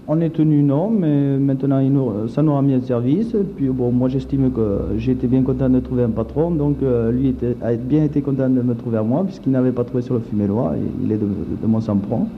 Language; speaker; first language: French; native; French